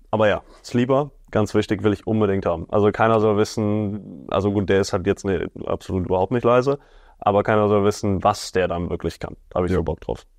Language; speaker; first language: German; native; German